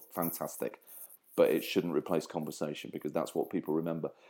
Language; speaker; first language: English; native; English